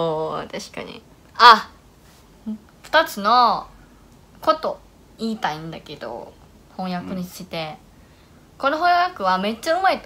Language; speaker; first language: Japanese; non-native, fluent; Indonesian